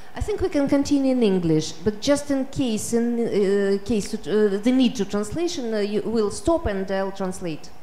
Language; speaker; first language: English; non-native, fluent; Russian